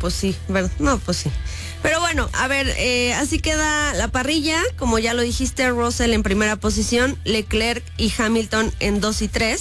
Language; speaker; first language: Spanish; native; Spanish